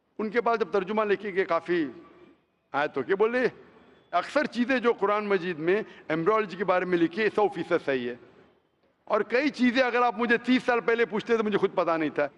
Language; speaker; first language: Hindi; non-native, local second language; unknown